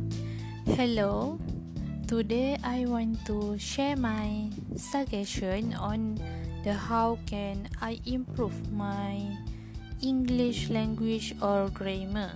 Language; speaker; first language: English; non-native, learner; Malay